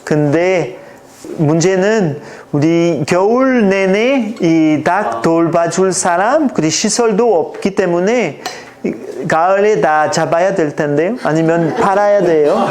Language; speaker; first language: Korean; non-native, fluent; French